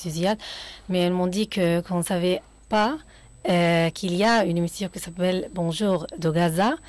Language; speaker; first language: French; non-native, fluent; Arabic